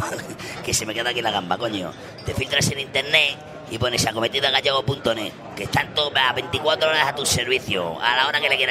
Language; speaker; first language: Spanish; native; Spanish